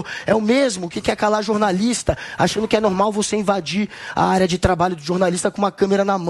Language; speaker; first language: Portuguese; native; Portuguese